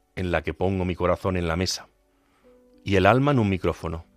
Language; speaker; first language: Spanish; native; Spanish